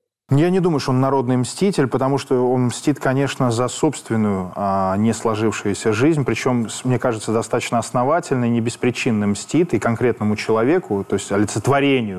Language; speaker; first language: Russian; native; Russian